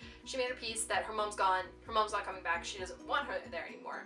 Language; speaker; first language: English; native; English